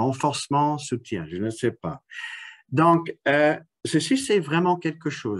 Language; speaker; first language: French; non-native, fluent; English